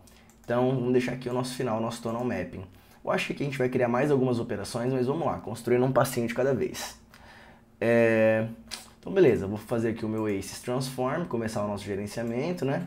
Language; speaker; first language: Portuguese; native; Portuguese